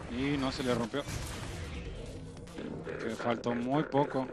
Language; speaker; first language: Spanish; native; Spanish